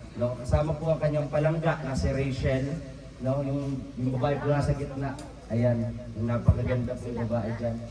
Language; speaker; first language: Filipino; non-native, local second language; Bikol